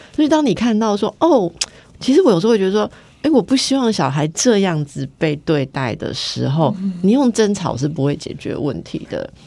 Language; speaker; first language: Chinese; native; Chinese